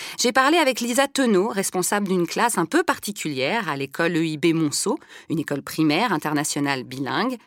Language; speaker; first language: French; native; French